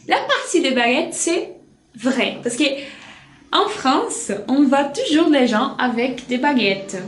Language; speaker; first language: French; non-native, fluent; Portuguese